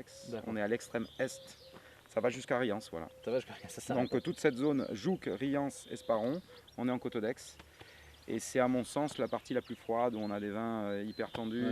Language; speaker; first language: French; native; French